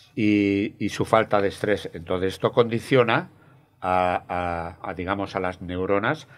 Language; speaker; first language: Spanish; native; Spanish